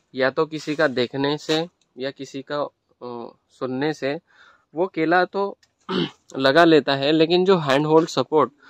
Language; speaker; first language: Hindi; non-native, local second language; Marathi